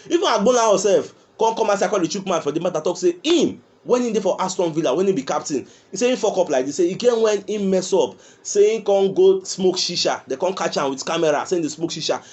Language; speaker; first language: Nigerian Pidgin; non-native, local second language; Yoruba